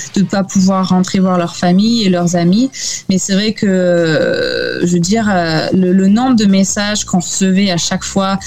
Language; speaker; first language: French; native; French